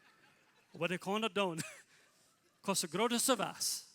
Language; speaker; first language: German; non-native, learner; Plautdietsch